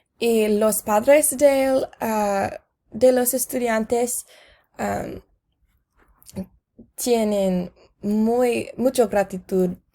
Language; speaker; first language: Spanish; non-native, learner; English